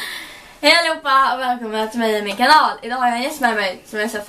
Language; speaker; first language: Swedish; native; Swedish